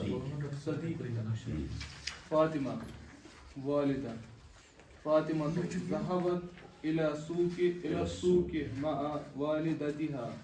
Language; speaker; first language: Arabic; non-native, learner; Urdu